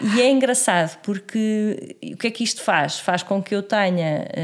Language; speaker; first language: Portuguese; native; Portuguese